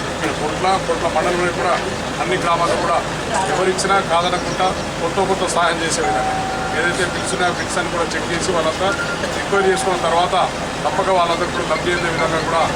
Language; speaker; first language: Telugu; native; Telugu